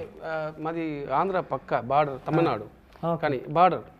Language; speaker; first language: Telugu; non-native, local second language; Tamil